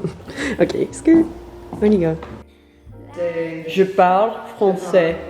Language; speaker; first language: French; non-native, learner; English